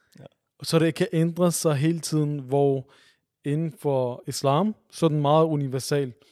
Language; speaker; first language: Danish; early bilingual, other home language; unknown